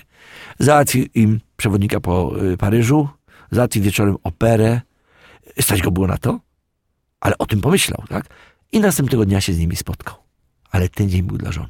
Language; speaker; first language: Polish; native; Polish